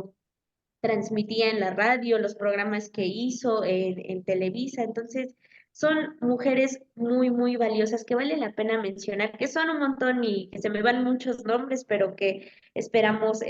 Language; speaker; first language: Spanish; native; Spanish